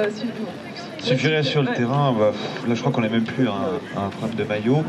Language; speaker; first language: French; native; French